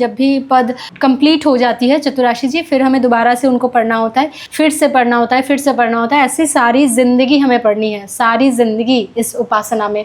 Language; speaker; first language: Hindi; non-native, local second language; Bangla